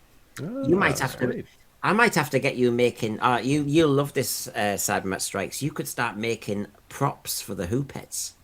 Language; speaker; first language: English; native; English